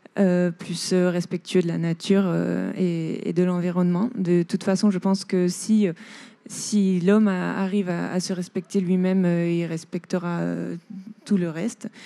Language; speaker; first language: French; native; French